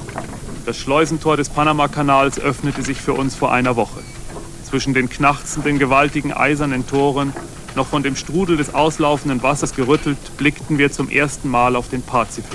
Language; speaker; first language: German; native; German